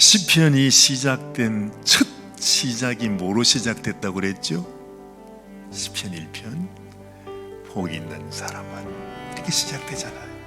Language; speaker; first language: Korean; native; Korean